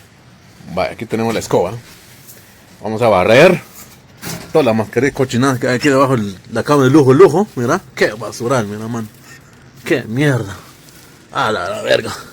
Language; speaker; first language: Spanish; non-native, local second language; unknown